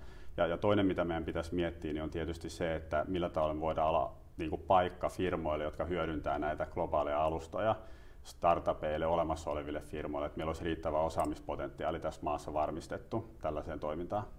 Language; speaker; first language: Finnish; native; Finnish